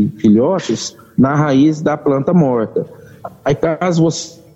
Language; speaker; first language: Portuguese; native; Portuguese